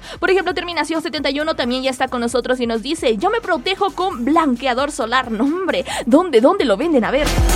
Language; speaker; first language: Spanish; native; Spanish